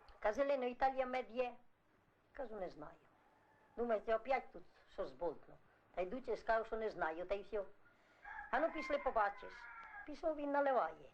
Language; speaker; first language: Ukrainian; non-native, fluent; Italian